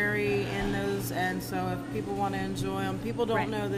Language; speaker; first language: English; native; English